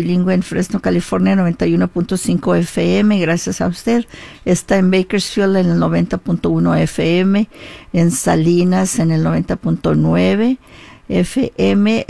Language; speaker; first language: Spanish; early bilingual, heritage; Spanish